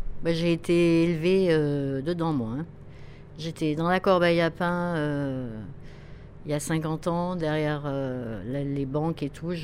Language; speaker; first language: French; native; French